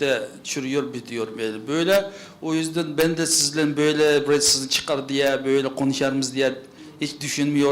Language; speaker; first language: Turkish; non-native, learner; Uyghur